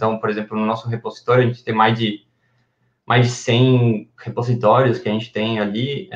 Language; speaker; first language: Portuguese; non-native, fluent; Spanish